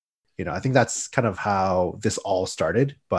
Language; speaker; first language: English; native; English